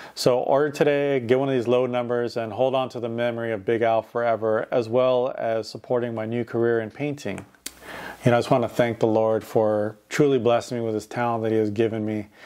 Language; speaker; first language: English; native; English